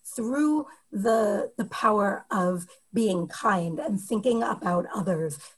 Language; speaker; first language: English; native; English